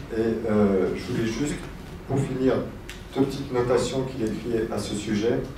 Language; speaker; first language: French; native; French